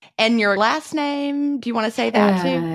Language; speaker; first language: English; native; English